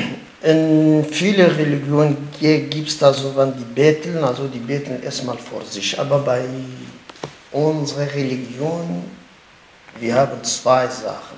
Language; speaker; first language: German; non-native, learner; Kurdish